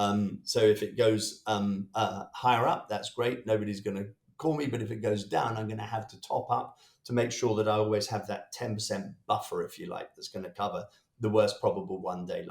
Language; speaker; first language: English; native; English